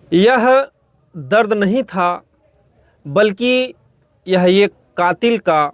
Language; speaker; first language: Hindi; native; Hindi